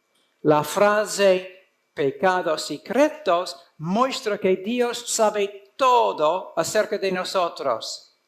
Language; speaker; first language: Spanish; non-native, fluent; English